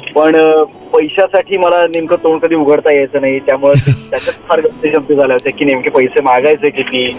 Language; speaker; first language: Marathi; native; Marathi